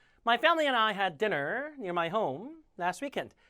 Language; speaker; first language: English; non-native, fluent; Korean